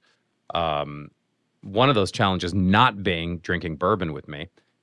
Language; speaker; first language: English; native; English